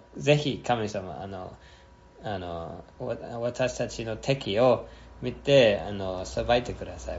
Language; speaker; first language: Japanese; non-native, fluent; English